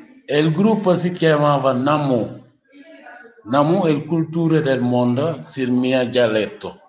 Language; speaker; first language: Italian; non-native, learner; Wolof